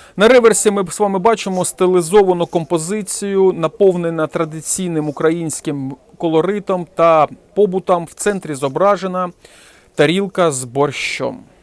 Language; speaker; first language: Ukrainian; non-native, local second language; Russian